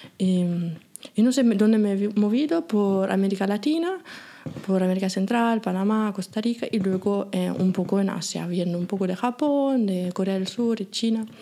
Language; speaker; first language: Spanish; non-native, fluent; German